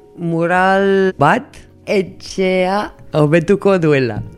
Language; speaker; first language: Basque; non-native, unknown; English